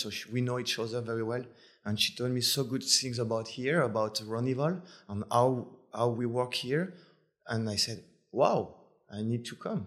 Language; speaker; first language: English; non-native, fluent; French